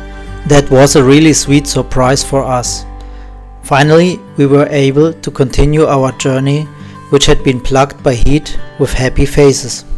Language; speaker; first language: English; non-native, learner; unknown